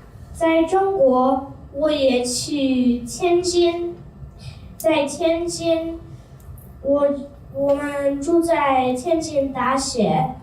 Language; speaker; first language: Chinese; non-native, learner; English